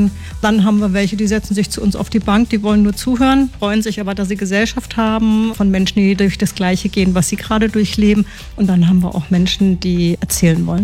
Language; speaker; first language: German; native; German